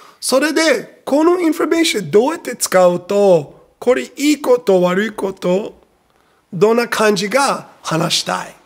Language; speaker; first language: Japanese; non-native, fluent; Portuguese